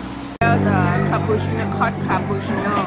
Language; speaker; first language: English; non-native, learner; Thai